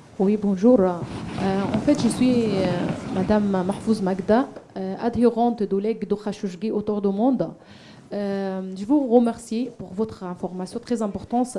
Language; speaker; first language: French; non-native, fluent; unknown